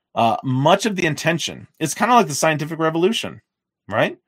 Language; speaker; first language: English; native; English